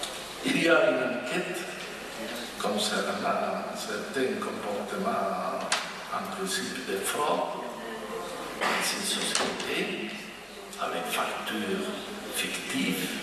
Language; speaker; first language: French; non-native, fluent; Spanish